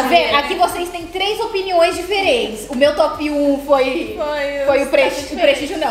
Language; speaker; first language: Portuguese; native; Portuguese